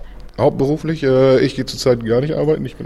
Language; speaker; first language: German; native; German